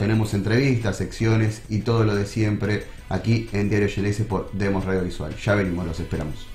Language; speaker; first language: Spanish; native; Spanish